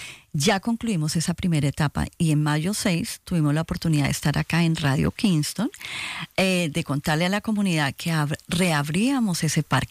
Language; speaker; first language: Spanish; native; Spanish